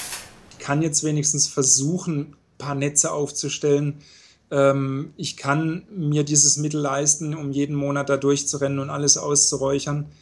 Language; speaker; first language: German; native; German